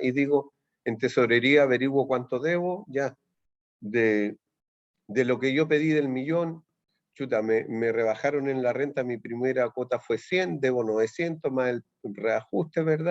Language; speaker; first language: Spanish; native; Spanish